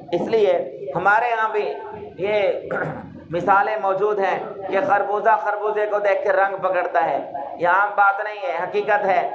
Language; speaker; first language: Urdu; non-native, local second language; Punjabi